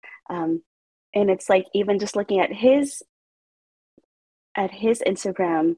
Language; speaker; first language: English; native; English